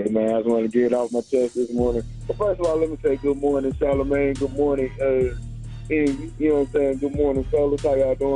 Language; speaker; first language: English; native; English